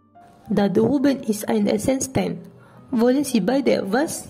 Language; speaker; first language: German; non-native, learner; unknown